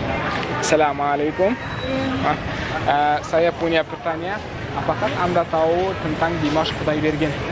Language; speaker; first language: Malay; non-native, learner; Kazakh